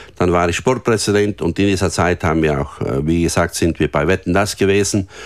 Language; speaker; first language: German; native; German